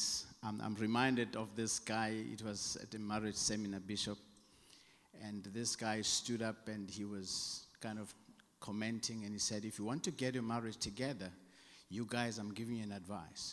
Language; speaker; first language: English; non-native, local second language; Southern Sotho